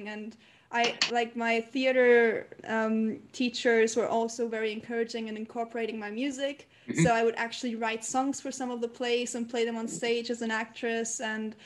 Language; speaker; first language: English; early bilingual, other home language; German